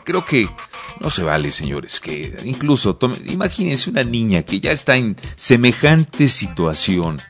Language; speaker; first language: Spanish; native; Spanish